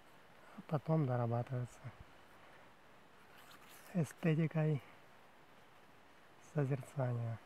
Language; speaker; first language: Russian; native; Russian